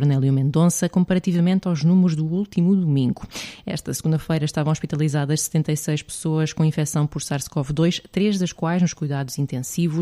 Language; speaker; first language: Portuguese; native; Portuguese